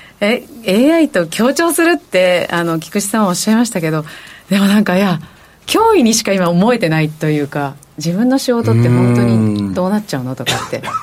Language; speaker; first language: Japanese; native; Japanese